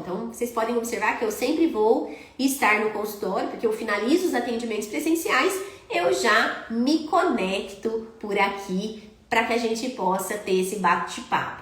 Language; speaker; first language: Portuguese; native; Portuguese